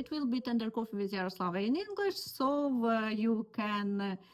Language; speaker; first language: English; non-native, learner; Ukrainian